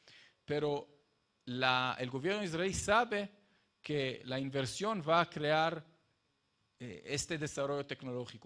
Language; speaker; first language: Spanish; non-native, fluent; Hebrew